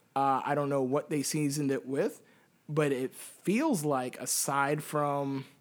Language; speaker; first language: English; early bilingual, heritage; Spanish